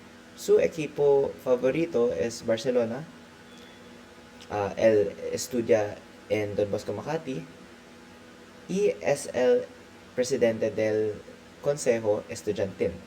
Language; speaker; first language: Spanish; non-native, learner; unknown